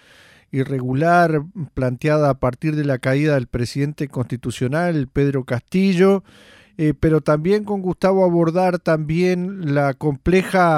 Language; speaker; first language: Spanish; native; Spanish